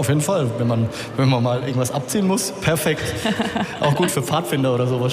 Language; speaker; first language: German; native; German